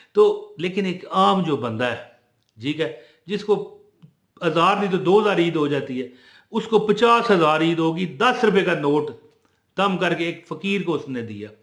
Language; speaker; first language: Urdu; non-native, local second language; Punjabi